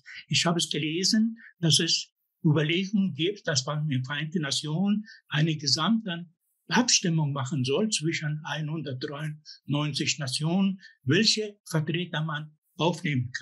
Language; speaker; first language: German; non-native, fluent; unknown